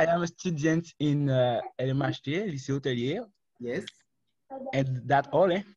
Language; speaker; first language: English; non-native, learner; French